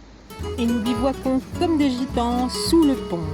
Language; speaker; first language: French; native; French